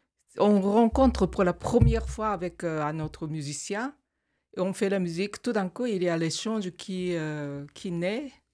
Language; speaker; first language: French; non-native, fluent; Japanese